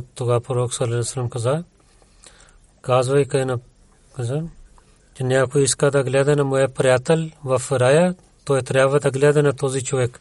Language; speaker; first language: Bulgarian; non-native, learner; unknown